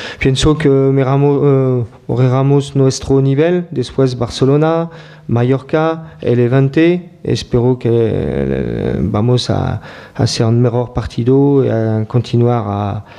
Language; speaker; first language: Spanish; non-native, learner; French